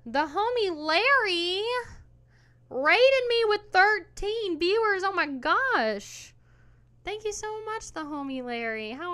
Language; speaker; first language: English; native; English